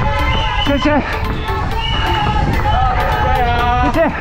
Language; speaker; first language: Chinese; non-native, learner; Japanese